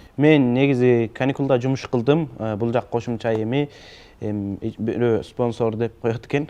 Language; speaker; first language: Kyrgyz; early bilingual, heritage; Kyrgyz